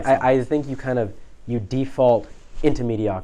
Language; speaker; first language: English; native; English